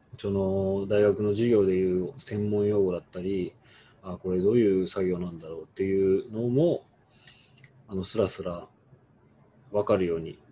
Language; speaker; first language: Japanese; native; Japanese